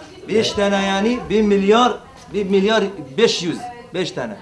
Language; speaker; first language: Turkish; non-native, learner; Arabic